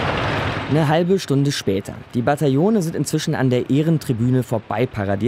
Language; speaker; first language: German; native; German